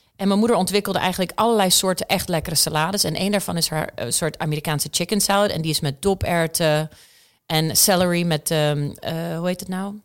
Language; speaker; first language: Dutch; early bilingual, other home language; Czech